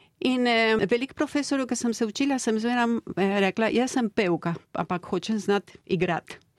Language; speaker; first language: Slovenian; early bilingual, heritage; Slovenian